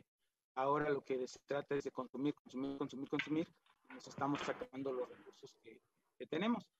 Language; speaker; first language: Spanish; native; Spanish